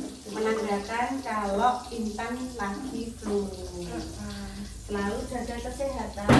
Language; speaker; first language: Indonesian; non-native, local second language; Javanese